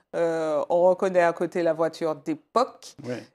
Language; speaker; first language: French; native; French